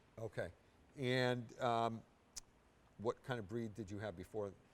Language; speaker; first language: English; native; English